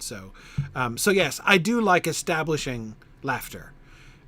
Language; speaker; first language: English; native; English